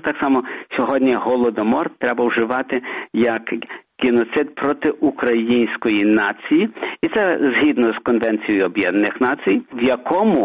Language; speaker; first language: Ukrainian; early bilingual, heritage; Ukrainian